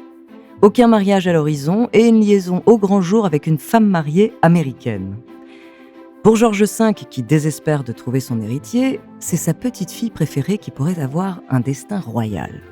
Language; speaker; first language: French; native; French